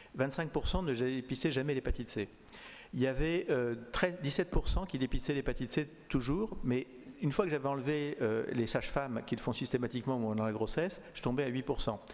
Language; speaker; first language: French; native; French